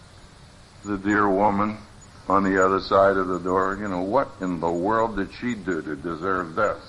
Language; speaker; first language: English; native; English